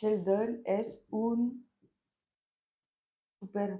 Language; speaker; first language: Spanish; non-native, learner; French